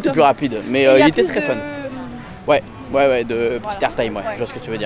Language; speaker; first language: French; native; French